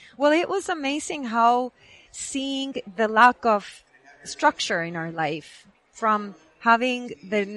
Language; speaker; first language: English; non-native, fluent; Spanish